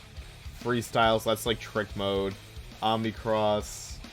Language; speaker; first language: English; native; English